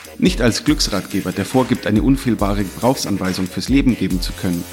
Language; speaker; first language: German; native; German